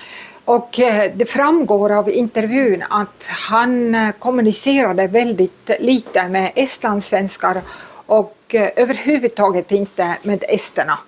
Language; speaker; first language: Swedish; non-native, fluent; Estonian